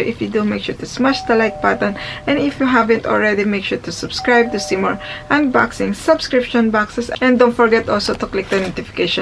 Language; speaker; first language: English; non-native, fluent; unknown